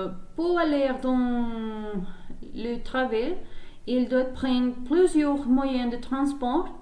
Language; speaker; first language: French; non-native, learner; Spanish